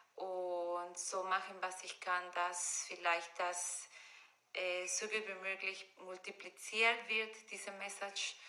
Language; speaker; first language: German; non-native, fluent; Spanish